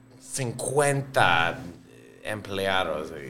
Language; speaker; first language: Spanish; non-native, learner; English